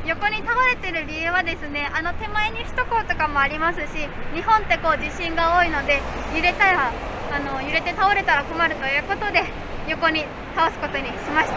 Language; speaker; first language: Japanese; native; Japanese